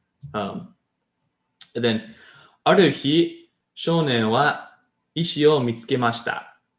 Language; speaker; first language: Japanese; non-native, learner; English